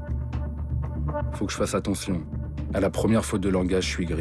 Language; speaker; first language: French; native; French